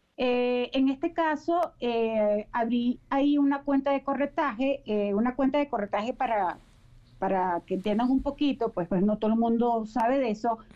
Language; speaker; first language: Spanish; native; Spanish